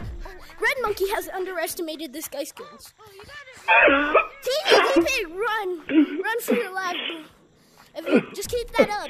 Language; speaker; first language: English; native; English